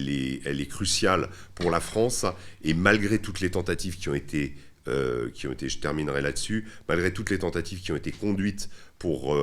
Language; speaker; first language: French; native; French